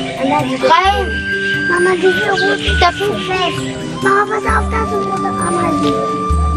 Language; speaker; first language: German; early bilingual, heritage; German